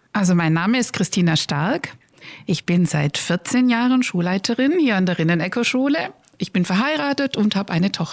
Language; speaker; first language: German; native; German